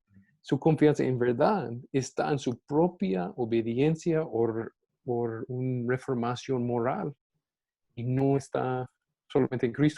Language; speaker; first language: Spanish; non-native, fluent; English